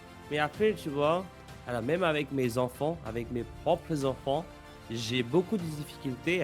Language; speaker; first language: French; non-native, fluent; English